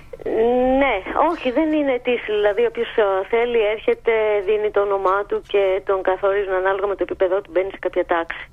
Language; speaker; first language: Greek; native; Greek